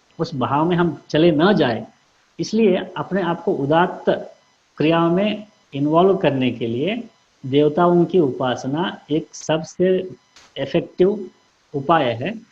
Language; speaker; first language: Hindi; non-native, local second language; Kannada